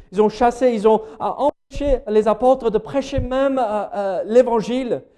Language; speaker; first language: French; non-native, fluent; English